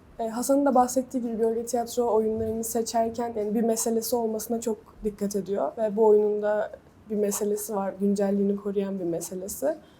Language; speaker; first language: Turkish; non-native, local second language; Kurdish